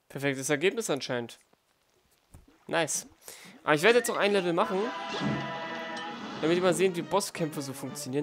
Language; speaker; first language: German; native; German